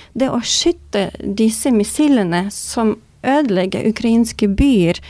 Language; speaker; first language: Norwegian; non-native, fluent; Ukrainian